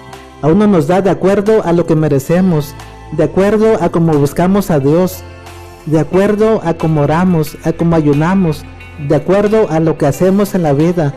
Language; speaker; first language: Spanish; native; Spanish